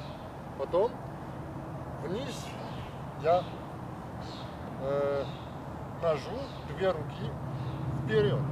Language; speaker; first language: Russian; non-native, learner; Chinese